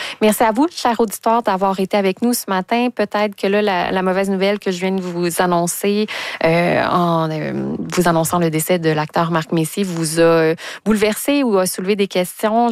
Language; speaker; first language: French; native; French